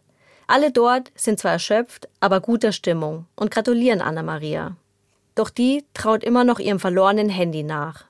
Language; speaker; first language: German; native; German